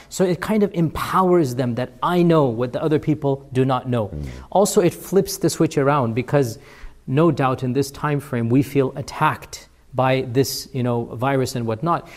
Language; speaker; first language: English; early bilingual, other home language; Urdu